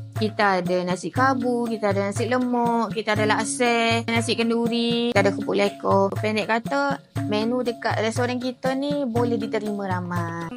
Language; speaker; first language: Malay; native; Malay